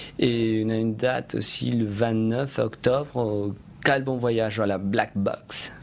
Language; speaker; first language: French; non-native, fluent; Spanish